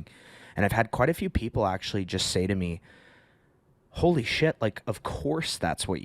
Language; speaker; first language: English; native; English